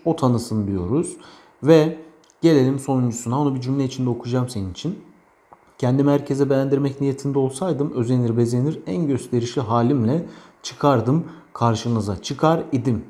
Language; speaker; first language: Turkish; native; Turkish